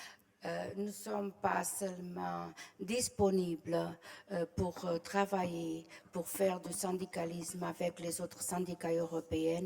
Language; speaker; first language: French; non-native, fluent; Portuguese